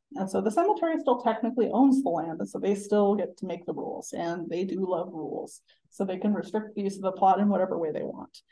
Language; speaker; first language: English; native; English